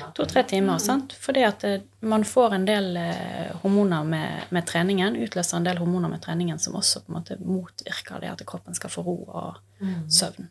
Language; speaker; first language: Norwegian; native; Norwegian